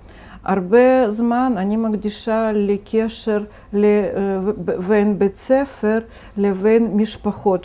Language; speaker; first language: Hebrew; non-native, fluent; Russian